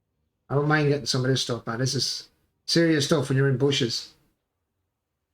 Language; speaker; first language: English; native; English